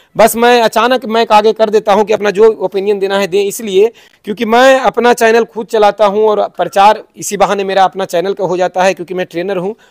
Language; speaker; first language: Hindi; native; Hindi